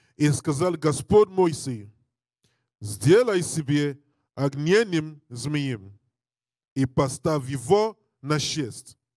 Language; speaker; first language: Russian; non-native, learner; English